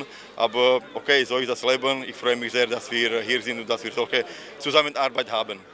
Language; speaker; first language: German; non-native, fluent; Slovak